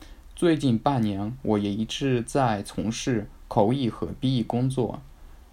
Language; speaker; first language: Chinese; non-native, fluent; Russian